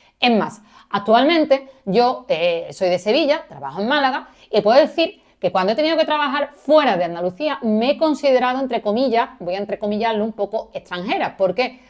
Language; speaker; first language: Spanish; native; Spanish